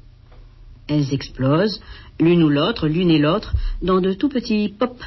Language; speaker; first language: French; native; French